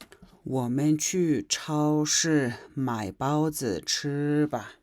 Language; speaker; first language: Chinese; non-native, fluent; Mongolian